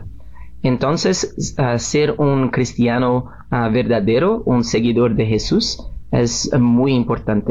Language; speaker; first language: Spanish; non-native, learner; Portuguese